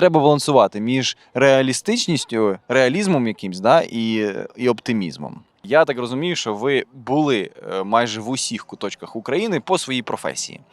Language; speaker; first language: Ukrainian; native; Ukrainian